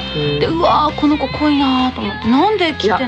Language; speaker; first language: Japanese; native; Japanese